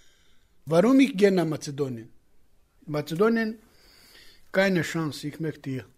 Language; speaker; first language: German; non-native, learner; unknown